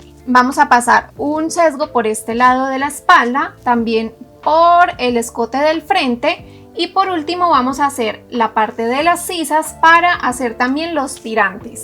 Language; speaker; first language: Spanish; native; Spanish